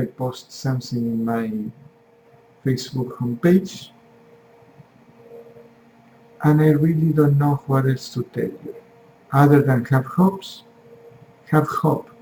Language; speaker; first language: English; non-native, fluent; Spanish